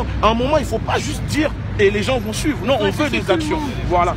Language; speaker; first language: French; native; French